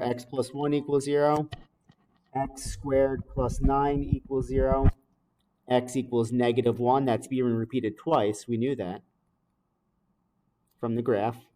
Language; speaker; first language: English; native; English